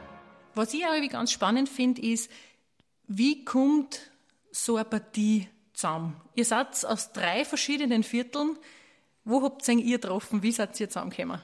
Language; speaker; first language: German; native; German